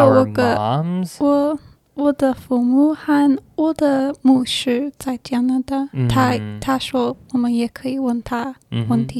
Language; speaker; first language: Chinese; non-native, learner; English